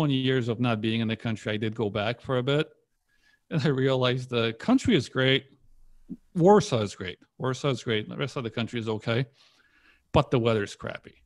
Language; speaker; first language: English; early bilingual, other home language; Polish